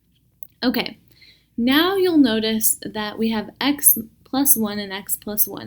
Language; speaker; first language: English; native; English